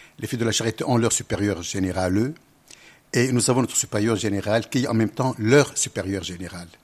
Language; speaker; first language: French; non-native, local second language; Arabic